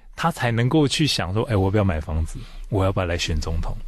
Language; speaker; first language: Chinese; native; Chinese